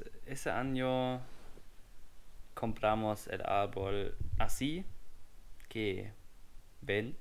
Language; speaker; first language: Spanish; non-native, learner; German